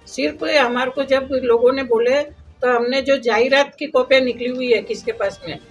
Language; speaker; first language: Hindi; non-native, local second language; Marathi